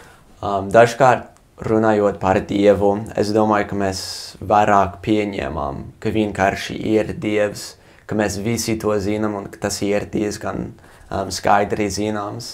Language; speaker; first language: Latvian; non-native, fluent; English